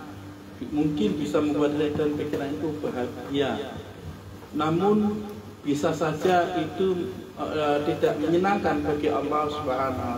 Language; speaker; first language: Indonesian; native; Indonesian